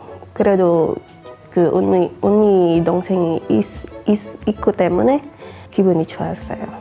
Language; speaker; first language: Korean; non-native, learner; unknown